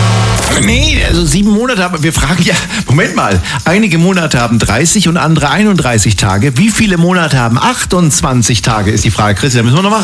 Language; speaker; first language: German; native; German